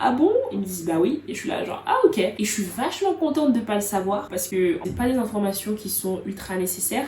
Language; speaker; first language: French; native; French